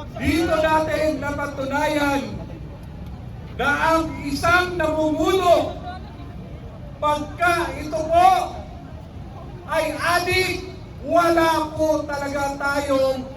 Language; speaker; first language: Filipino; native; Filipino